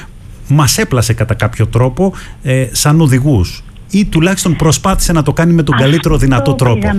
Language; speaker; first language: Greek; native; Greek